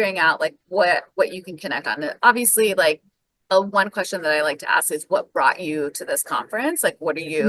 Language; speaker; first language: English; native; English